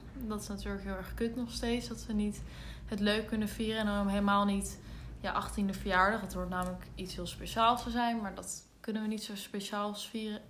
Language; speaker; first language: Dutch; native; Dutch